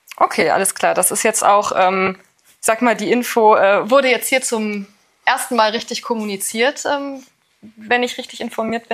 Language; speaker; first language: German; native; German